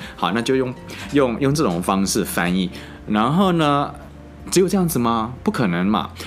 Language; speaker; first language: Chinese; non-native, fluent; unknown